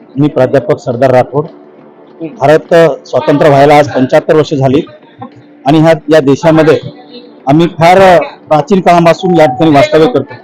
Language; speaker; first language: Marathi; non-native, local second language; Lambadi